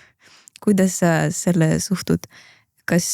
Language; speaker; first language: Estonian; non-native, local second language; Russian